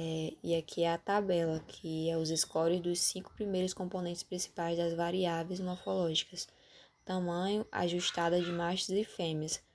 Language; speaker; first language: Portuguese; native; Portuguese